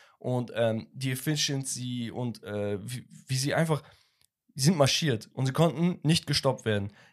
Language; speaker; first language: German; early bilingual, other home language; Turkish